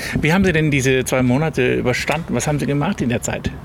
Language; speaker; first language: German; native; German